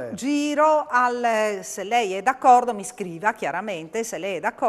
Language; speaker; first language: Italian; native; Italian